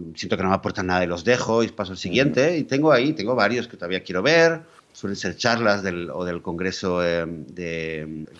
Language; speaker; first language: Spanish; native; Spanish